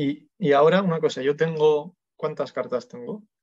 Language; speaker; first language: Spanish; non-native, fluent; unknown